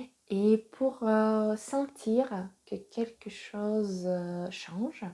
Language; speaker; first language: French; non-native, fluent; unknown